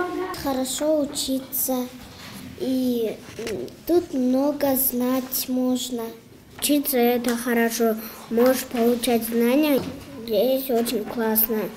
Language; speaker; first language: Russian; non-native, local second language; Kyrgyz